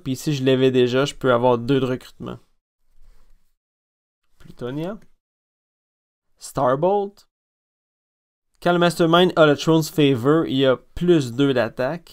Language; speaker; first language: French; native; French